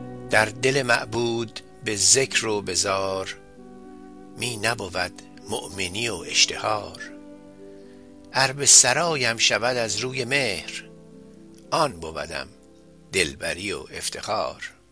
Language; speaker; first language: Persian; native; Persian